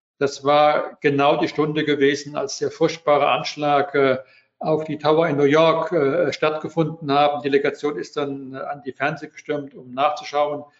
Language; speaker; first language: German; native; German